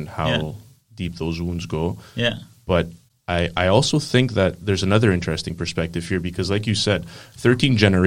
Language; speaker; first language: English; non-native, fluent; Greek